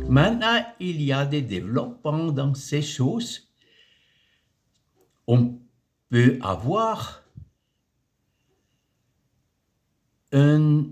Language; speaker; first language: French; non-native, fluent; German